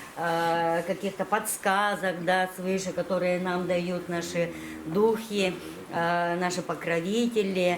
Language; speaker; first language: Russian; native; Russian